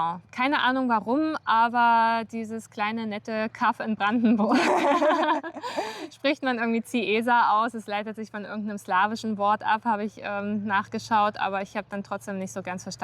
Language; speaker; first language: German; native; German